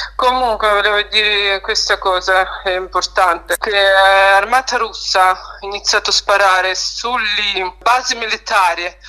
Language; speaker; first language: Italian; non-native, learner; Ukrainian